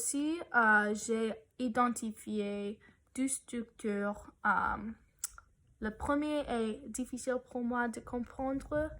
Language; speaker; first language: French; non-native, learner; English